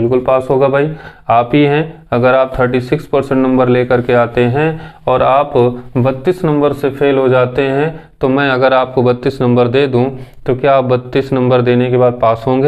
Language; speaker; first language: Hindi; native; Hindi